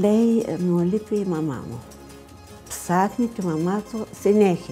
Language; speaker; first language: Greek; non-native, learner; Bulgarian